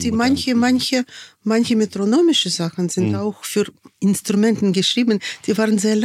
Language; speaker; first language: German; non-native, fluent; Russian